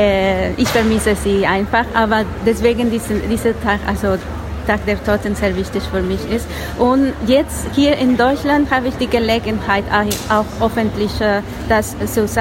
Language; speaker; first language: German; non-native, learner; Spanish